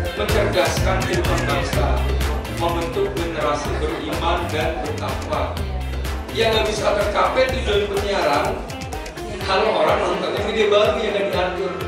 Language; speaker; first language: Indonesian; native; Indonesian